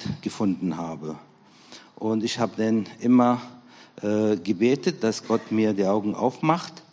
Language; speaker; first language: German; non-native, fluent; Arabic